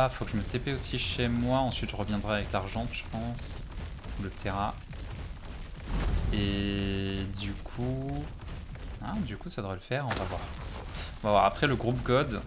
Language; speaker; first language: French; native; French